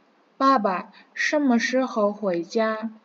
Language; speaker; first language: Chinese; non-native, fluent; Kazakh